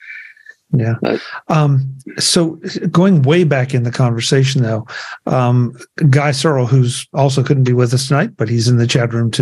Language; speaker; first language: English; native; English